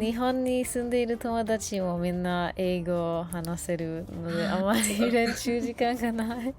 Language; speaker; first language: Japanese; non-native, learner; English